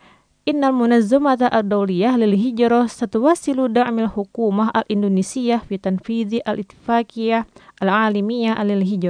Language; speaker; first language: Arabic; non-native, fluent; Indonesian